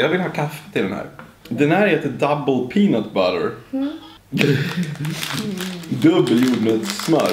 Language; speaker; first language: Swedish; native; Swedish